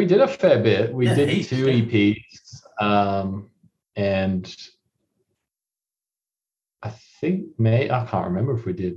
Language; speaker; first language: English; native; English